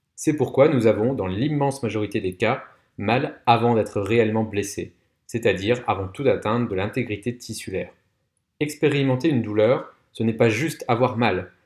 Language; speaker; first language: French; native; French